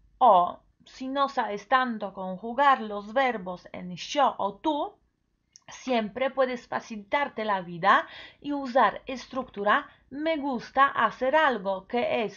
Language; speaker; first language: Spanish; non-native, fluent; Polish